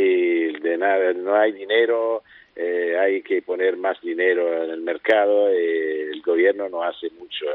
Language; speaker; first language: Spanish; non-native, fluent; Italian